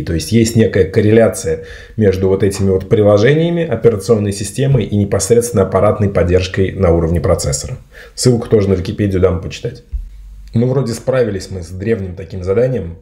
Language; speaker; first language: Russian; native; Russian